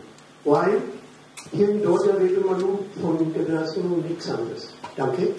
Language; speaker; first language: German; non-native, learner; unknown